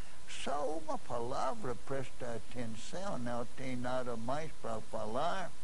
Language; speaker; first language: Portuguese; non-native, fluent; English